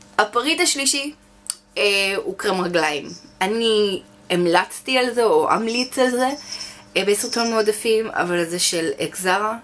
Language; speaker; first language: Hebrew; native; Hebrew